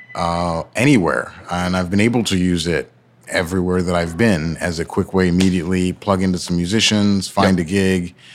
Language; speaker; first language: English; early bilingual, other home language; Yoruba